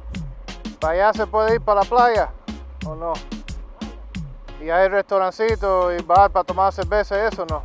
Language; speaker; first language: Spanish; early bilingual, heritage; Spanish